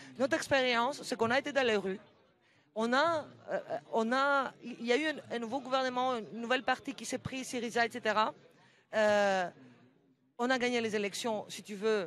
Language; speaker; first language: French; non-native, fluent; Greek